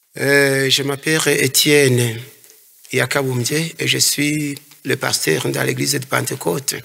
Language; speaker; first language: French; non-native, local second language; Kinyarwanda